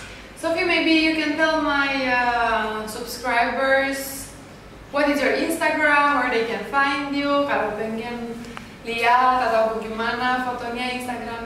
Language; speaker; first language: English; non-native, fluent; Romanian